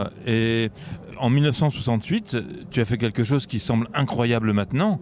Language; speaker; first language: French; native; French